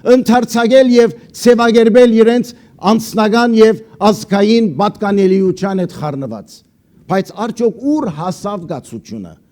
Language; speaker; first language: Armenian; early bilingual, heritage; Armenian